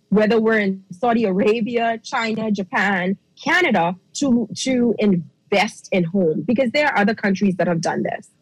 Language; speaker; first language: English; early bilingual, other home language; Haitian Creole